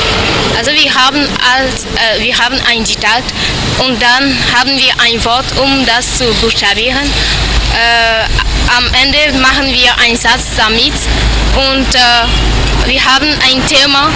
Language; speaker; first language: German; non-native, learner; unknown